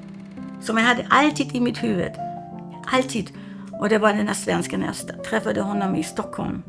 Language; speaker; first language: Swedish; non-native, fluent; German